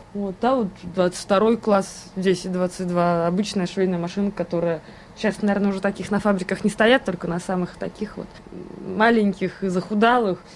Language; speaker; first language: Russian; native; Russian